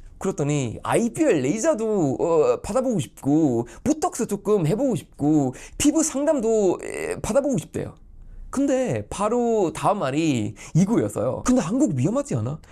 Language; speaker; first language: Korean; non-native, fluent; Swedish